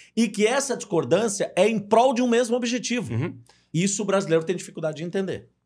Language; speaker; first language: Portuguese; native; Portuguese